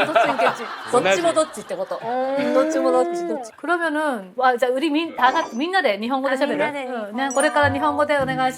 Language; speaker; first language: Japanese; native; Japanese